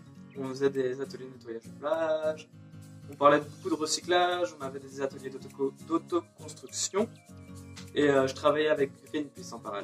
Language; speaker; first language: French; native; French